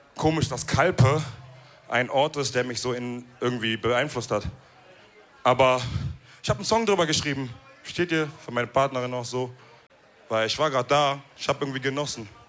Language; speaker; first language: German; early bilingual, other home language; Wolof